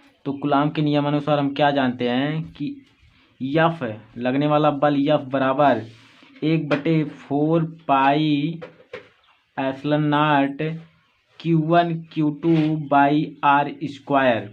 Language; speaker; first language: Hindi; native; Hindi